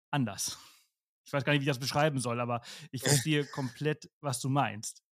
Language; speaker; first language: German; non-native, fluent; Spanish